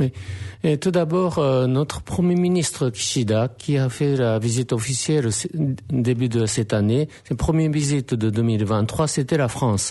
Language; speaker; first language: French; non-native, fluent; Japanese